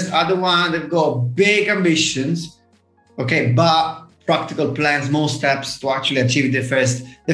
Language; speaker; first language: English; non-native, fluent; Italian